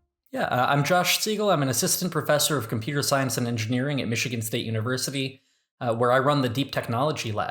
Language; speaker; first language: English; native; English